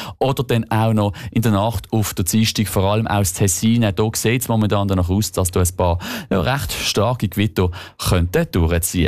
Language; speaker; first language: German; native; German